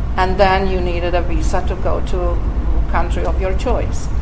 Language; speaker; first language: English; non-native, fluent; Slovak